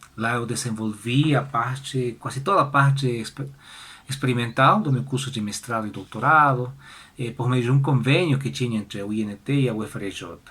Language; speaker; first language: Portuguese; non-native, fluent; Spanish